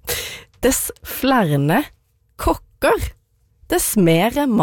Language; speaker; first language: Norwegian; native; Norwegian